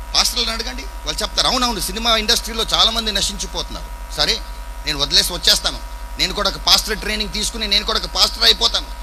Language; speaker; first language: Telugu; non-native, fluent; English